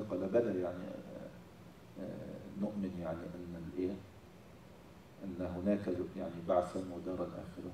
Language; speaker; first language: Arabic; native; Arabic